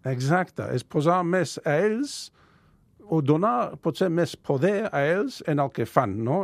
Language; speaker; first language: Catalan; non-native, fluent; English